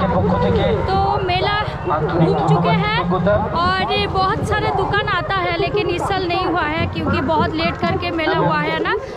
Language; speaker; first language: Hindi; non-native, local second language; Bangla